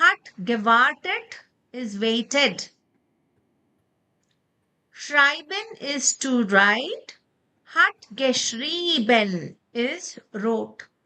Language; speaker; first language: German; non-native, fluent; Kannada